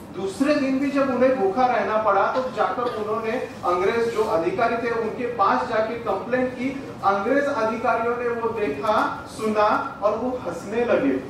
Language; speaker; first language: Hindi; non-native, local second language; Marathi